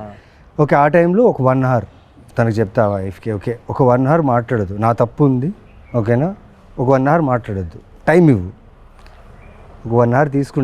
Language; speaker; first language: Telugu; native; Telugu